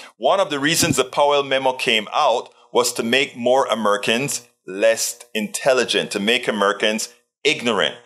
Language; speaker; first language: English; native; English